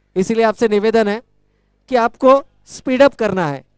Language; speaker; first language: Hindi; non-native, local second language; Marathi